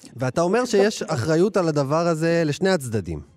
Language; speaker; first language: Hebrew; native; Hebrew